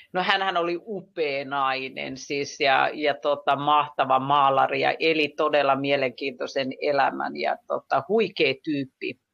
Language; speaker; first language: Finnish; native; Finnish